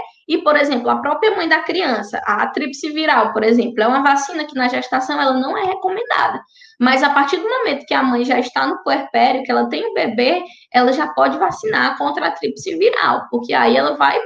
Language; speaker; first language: Portuguese; native; Portuguese